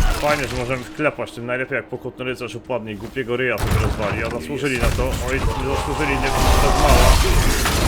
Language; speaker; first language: Polish; native; Polish